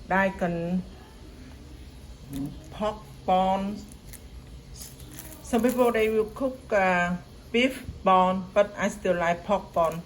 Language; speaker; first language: English; non-native, learner; Vietnamese